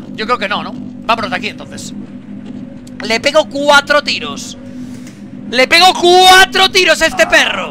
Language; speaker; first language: Spanish; native; Spanish